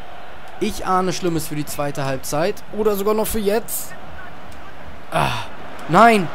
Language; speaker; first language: German; native; German